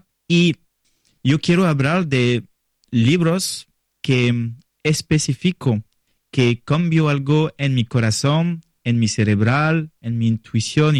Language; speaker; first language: Spanish; non-native, learner; French